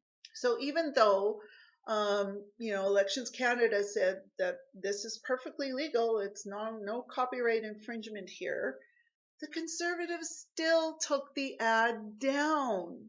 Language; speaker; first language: English; native; English